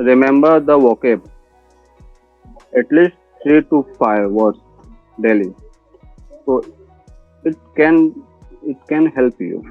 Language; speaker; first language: English; non-native, learner; Hindi